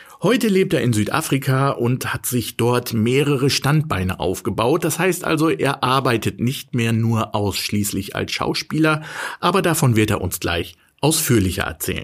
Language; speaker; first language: German; native; German